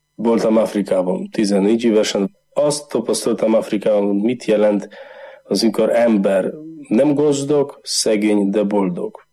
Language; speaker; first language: Hungarian; non-native, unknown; Polish